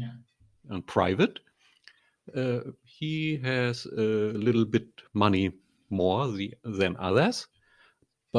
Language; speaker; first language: English; non-native, learner; German